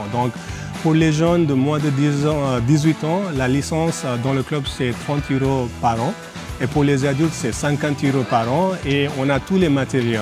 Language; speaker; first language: French; non-native, fluent; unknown